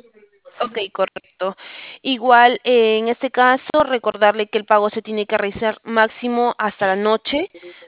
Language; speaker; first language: Spanish; native; Spanish